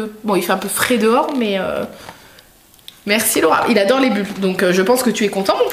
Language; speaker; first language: French; native; French